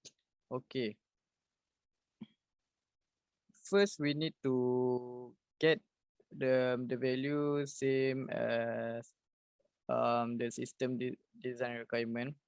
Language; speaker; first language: English; non-native, learner; Malay